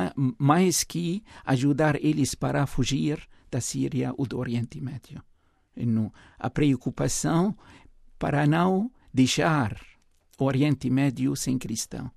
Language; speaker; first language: Portuguese; non-native, fluent; Arabic